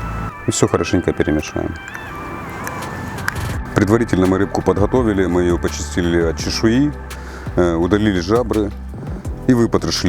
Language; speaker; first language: Russian; native; Russian